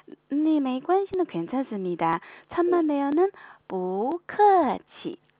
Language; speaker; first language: Korean; non-native, fluent; Chinese